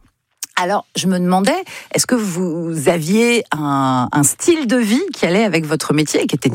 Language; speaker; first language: French; native; French